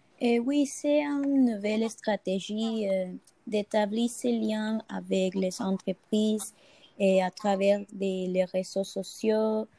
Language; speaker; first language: French; non-native, fluent; Spanish